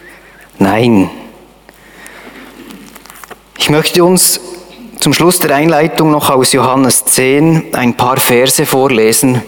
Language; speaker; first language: German; native; German